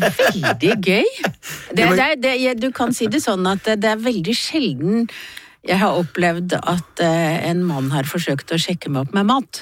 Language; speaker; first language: Norwegian; native; Norwegian